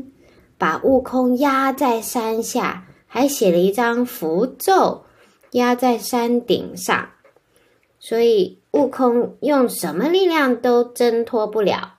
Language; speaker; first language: Chinese; native; Chinese